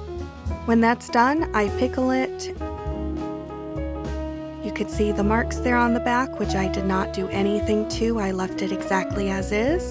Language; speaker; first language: English; native; English